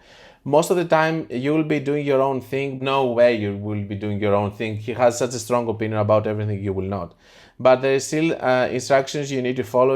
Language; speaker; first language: English; non-native, fluent; Greek